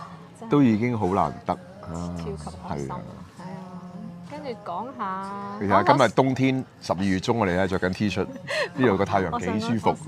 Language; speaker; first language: Cantonese; native; Cantonese